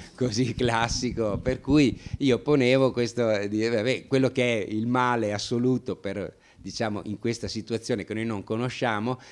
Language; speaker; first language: Italian; native; Italian